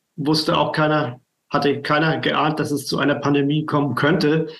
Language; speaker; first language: German; native; German